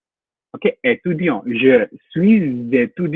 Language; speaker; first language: French; non-native, fluent; Indonesian